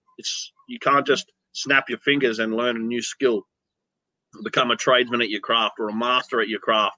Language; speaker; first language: English; native; English